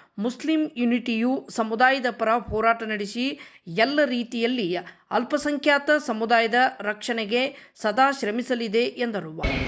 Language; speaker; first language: Kannada; native; Kannada